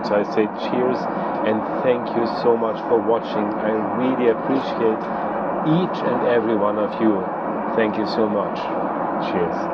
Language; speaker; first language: English; non-native, fluent; German